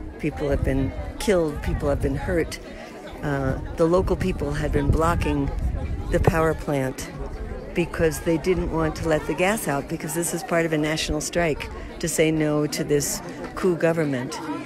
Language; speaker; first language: English; native; English